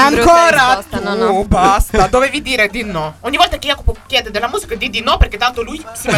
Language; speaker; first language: Italian; native; Italian